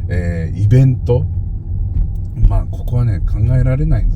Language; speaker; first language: Japanese; native; Japanese